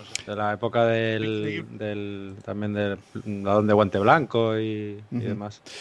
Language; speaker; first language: Spanish; native; Spanish